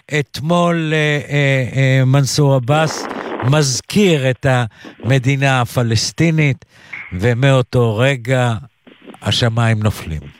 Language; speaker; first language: Hebrew; native; Hebrew